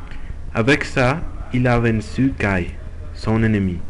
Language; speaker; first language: French; non-native, learner; Spanish